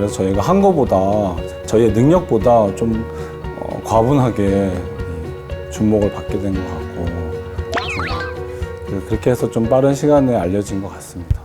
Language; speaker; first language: Korean; native; Korean